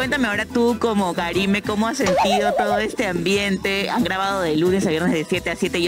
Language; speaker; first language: Spanish; native; Spanish